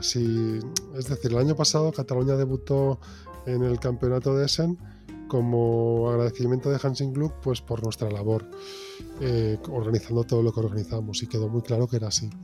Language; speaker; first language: Spanish; native; Spanish